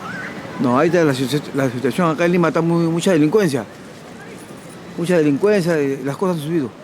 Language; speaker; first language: Spanish; native; Spanish